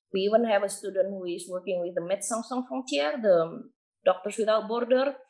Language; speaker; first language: English; non-native, fluent; Indonesian